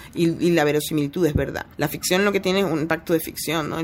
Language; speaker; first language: Spanish; native; Spanish